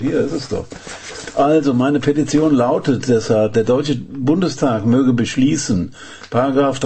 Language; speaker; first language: German; native; German